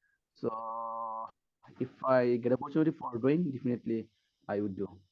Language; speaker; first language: English; non-native, learner; Bangla